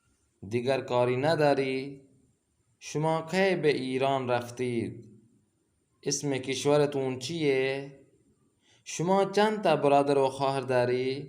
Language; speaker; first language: Persian; non-native, fluent; Urdu